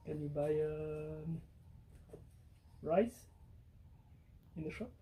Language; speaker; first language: English; non-native, learner; French